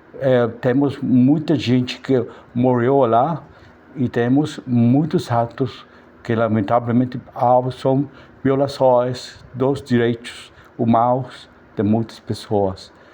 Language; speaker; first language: Portuguese; non-native, learner; Spanish